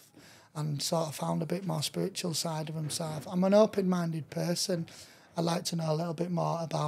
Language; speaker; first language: English; native; English